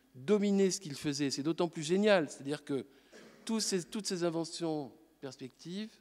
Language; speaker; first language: French; native; French